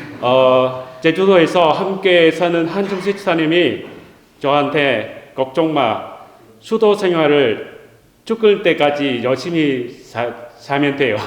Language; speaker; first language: Korean; non-native, learner; Vietnamese